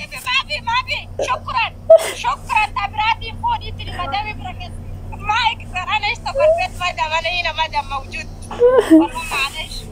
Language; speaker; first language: Arabic; non-native, learner; Oromo